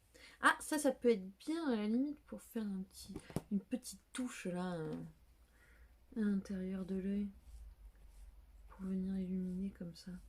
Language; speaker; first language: French; native; French